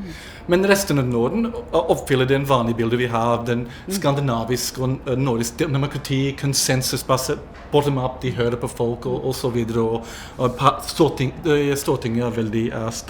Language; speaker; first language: Norwegian; non-native, fluent; English